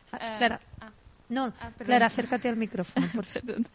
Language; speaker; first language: Spanish; native; Spanish